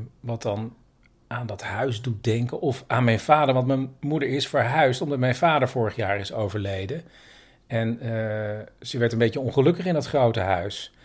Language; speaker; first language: Dutch; native; Dutch